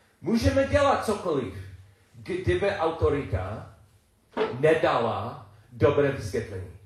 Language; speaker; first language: Czech; non-native, learner; English